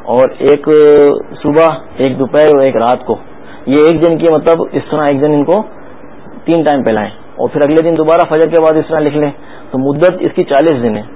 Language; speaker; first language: Urdu; native; Urdu